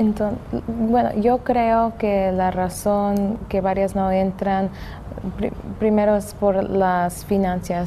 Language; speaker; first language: Spanish; early bilingual, heritage; English